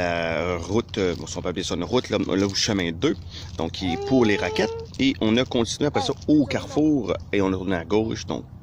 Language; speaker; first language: French; native; French